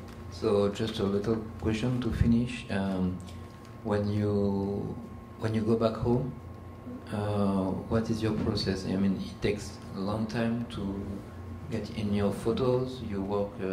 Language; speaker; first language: English; non-native, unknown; French